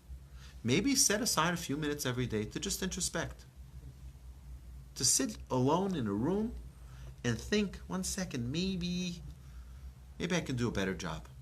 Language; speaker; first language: English; native; English